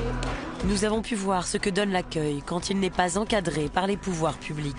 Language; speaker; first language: French; native; French